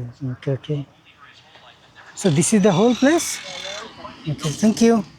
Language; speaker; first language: English; non-native, fluent; Bangla